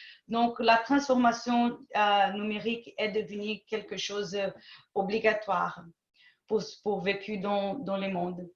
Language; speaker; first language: French; non-native, fluent; Portuguese